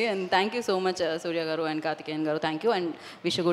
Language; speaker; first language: Telugu; native; Telugu